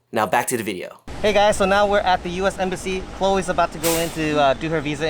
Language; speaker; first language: English; native; English